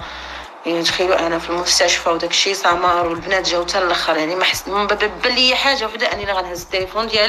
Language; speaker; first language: Arabic; native; Arabic